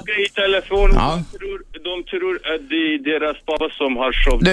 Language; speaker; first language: Swedish; non-native, learner; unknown